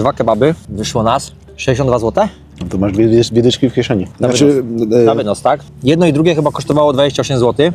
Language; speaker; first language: Polish; native; Polish